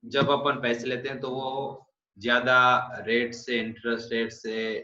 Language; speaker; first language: Hindi; non-native, local second language; Gujarati